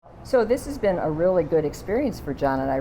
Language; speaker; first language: English; native; English